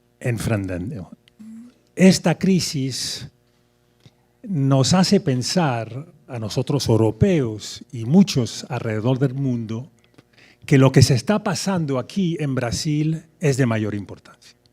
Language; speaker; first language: Spanish; non-native, fluent; French